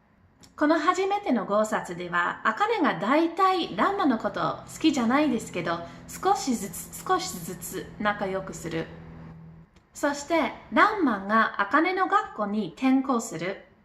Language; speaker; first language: Japanese; non-native, learner; English